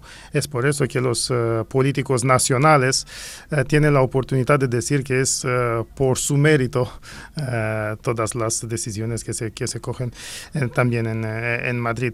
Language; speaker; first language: Spanish; non-native, fluent; Romanian